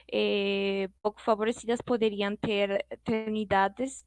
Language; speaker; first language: Portuguese; non-native, fluent; Spanish